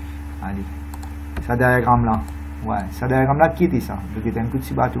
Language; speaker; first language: French; non-native, local second language; Morisyen